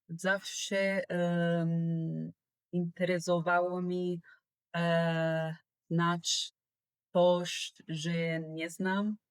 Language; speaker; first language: Polish; non-native, learner; Italian